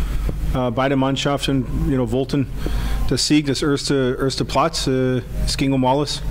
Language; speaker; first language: German; non-native, fluent; English